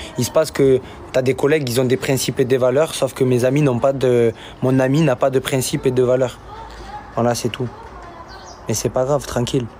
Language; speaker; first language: French; native; French